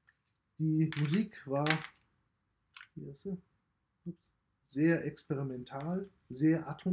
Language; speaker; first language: German; native; German